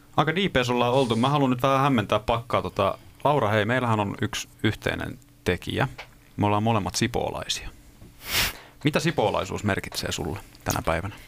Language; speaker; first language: Finnish; native; Finnish